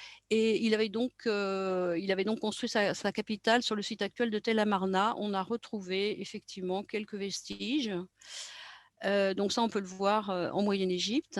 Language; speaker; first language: French; native; French